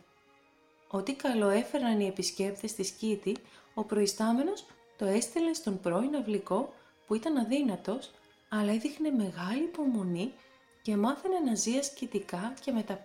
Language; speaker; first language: Greek; native; Greek